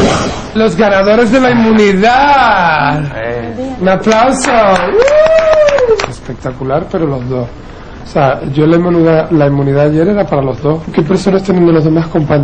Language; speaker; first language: Spanish; native; Spanish